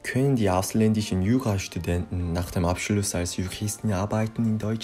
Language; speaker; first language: German; non-native, learner; Korean